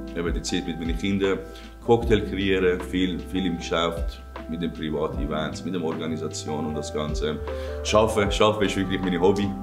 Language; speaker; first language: German; non-native, fluent; Persian